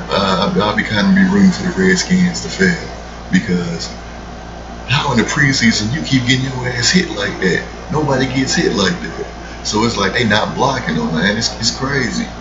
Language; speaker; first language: English; native; English